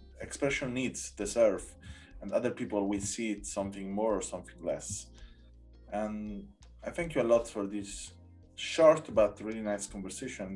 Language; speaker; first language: English; non-native, learner; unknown